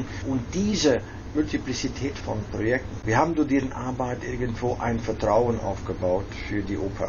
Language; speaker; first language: German; non-native, fluent; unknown